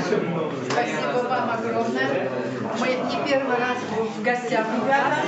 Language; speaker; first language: Russian; non-native, local second language; Uzbek